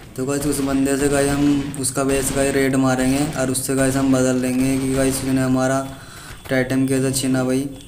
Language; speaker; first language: Hindi; native; Hindi